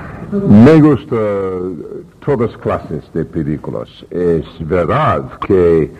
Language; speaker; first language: Spanish; non-native, learner; English